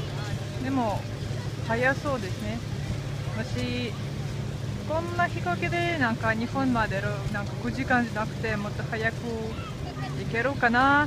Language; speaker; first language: Japanese; non-native, fluent; Russian